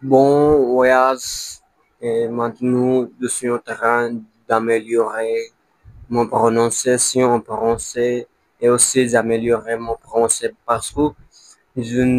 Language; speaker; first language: French; non-native, learner; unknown